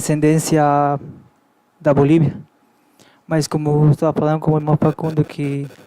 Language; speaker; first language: Portuguese; non-native, learner; Spanish